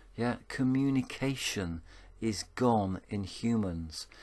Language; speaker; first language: English; native; English